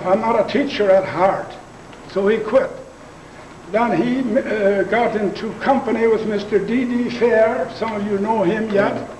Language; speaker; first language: English; non-native, local second language; Plautdietsch